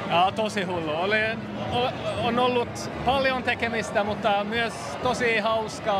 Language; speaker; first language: Finnish; non-native, local second language; Swedish